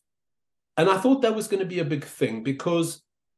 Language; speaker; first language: English; native; English